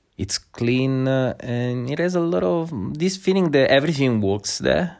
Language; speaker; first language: English; non-native, fluent; Italian